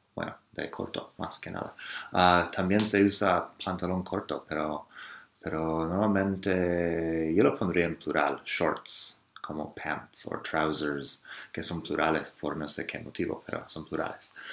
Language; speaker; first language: Spanish; non-native, fluent; English